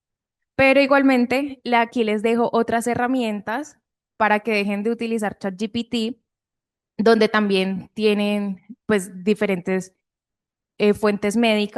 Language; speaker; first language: Spanish; native; Spanish